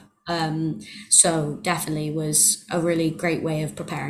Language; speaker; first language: English; native; English